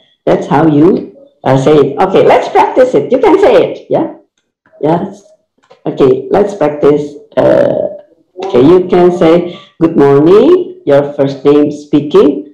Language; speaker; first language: English; non-native, fluent; Indonesian